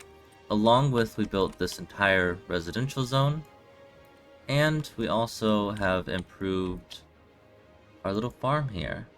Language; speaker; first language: English; native; English